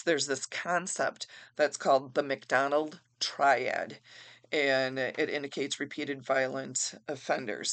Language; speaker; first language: English; native; English